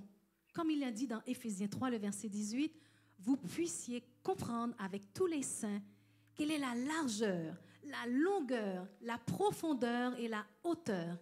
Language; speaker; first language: French; native; French